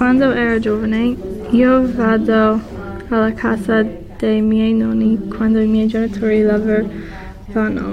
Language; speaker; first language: Italian; non-native, learner; English